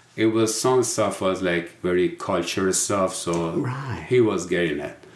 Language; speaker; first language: English; non-native, fluent; Persian